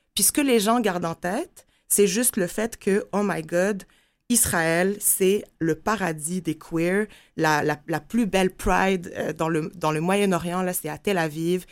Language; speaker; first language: French; non-native, local second language; Arabic